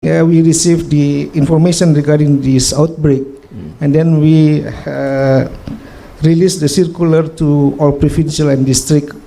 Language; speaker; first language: English; non-native, fluent; Indonesian